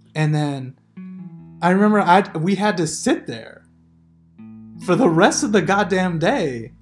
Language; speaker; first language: English; native; English